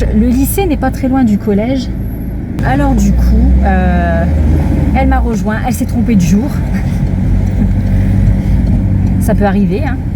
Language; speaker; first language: French; native; French